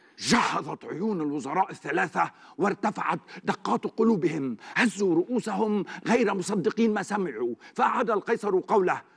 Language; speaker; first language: Arabic; non-native, fluent; Turkish